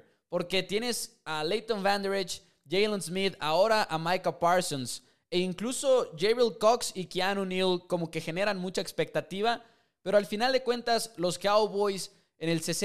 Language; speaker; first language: Spanish; native; Spanish